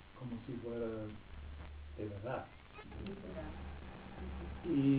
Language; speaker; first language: Spanish; non-native, fluent; English